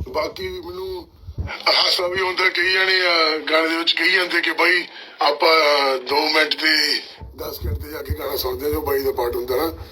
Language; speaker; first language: Punjabi; early bilingual, heritage; Punjabi